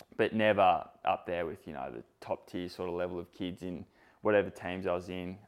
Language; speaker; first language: English; native; English